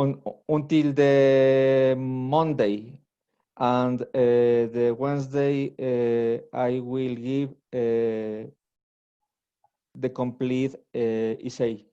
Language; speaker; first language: English; non-native, learner; Spanish